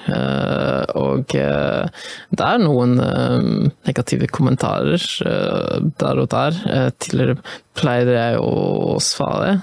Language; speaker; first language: Norwegian; non-native, fluent; Polish